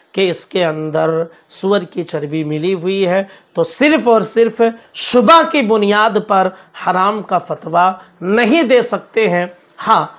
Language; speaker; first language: Urdu; native; Urdu